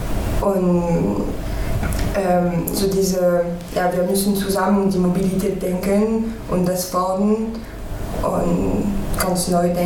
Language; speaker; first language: German; non-native, fluent; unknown